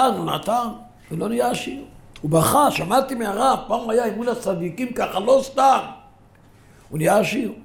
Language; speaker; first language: Hebrew; non-native, local second language; Yiddish